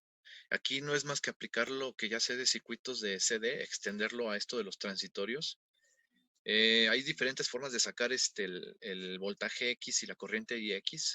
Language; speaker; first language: Spanish; native; Spanish